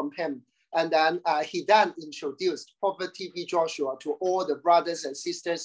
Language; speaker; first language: English; non-native, local second language; Cantonese